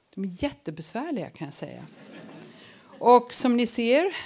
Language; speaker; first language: Swedish; early bilingual, other home language; English